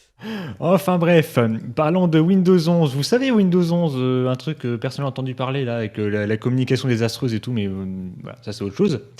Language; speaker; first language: French; native; French